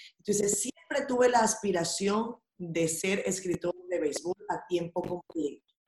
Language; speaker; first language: Spanish; native; Spanish